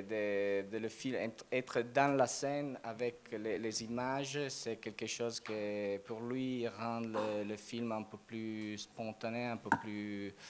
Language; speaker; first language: French; non-native, learner; Italian